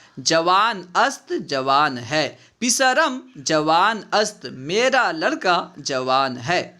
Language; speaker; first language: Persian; non-native, fluent; Urdu